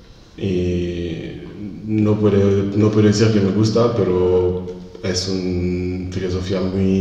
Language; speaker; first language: Spanish; non-native, fluent; French